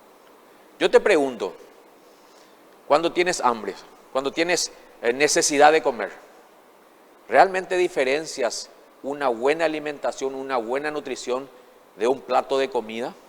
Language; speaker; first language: Spanish; native; Spanish